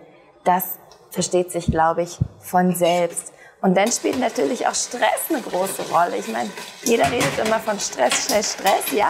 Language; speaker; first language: German; native; German